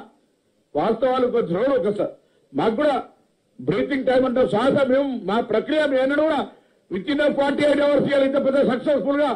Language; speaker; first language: Telugu; native; Telugu